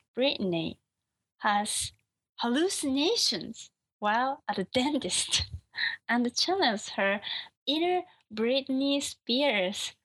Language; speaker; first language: English; non-native, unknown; Japanese